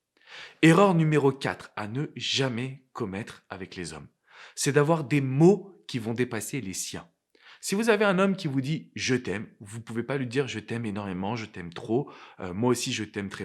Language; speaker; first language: French; native; French